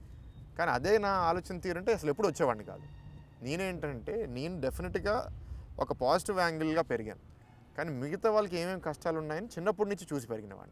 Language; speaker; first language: Telugu; native; Telugu